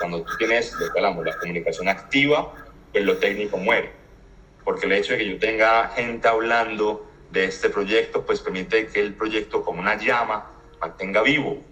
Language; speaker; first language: Spanish; native; Spanish